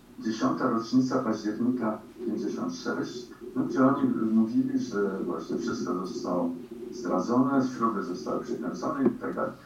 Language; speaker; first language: Polish; early bilingual, heritage; Polish